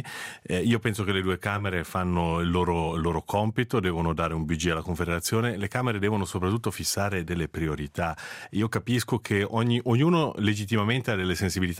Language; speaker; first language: Italian; native; Italian